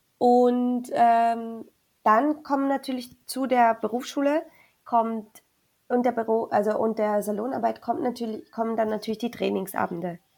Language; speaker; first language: German; early bilingual, other home language; Spanish